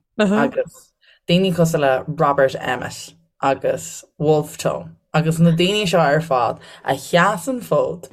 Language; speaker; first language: Irish; native; Irish